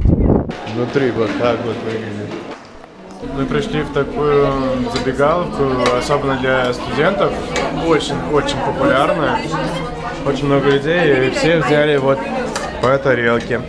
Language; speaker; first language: Russian; non-native, fluent; English